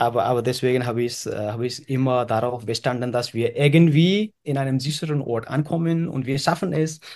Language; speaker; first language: German; non-native, fluent; Nepali